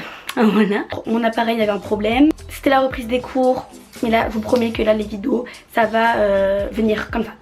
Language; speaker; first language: French; native; French